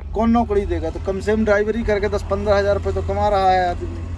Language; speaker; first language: Hindi; native; Hindi